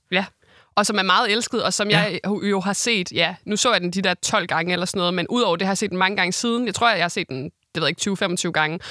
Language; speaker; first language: Danish; native; Danish